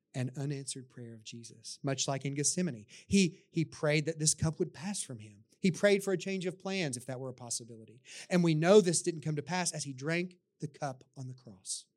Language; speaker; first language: English; native; English